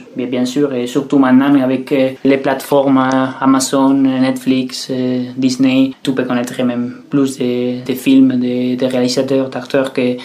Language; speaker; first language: French; non-native, fluent; Spanish